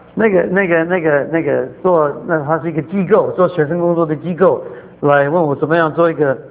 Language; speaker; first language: Chinese; native; Chinese